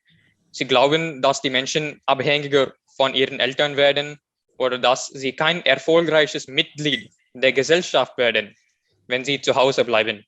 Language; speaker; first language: German; non-native, learner; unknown